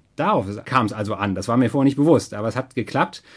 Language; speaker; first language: German; native; German